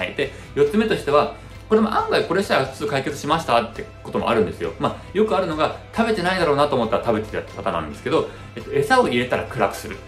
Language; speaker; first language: Japanese; early bilingual, heritage; Japanese